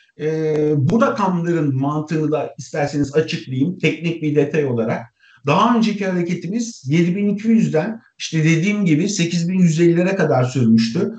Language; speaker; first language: Turkish; native; Turkish